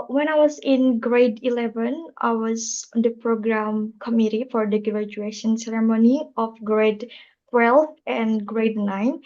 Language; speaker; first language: English; non-native, learner; Indonesian